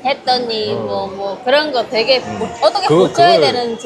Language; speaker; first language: Korean; non-native, learner; Vietnamese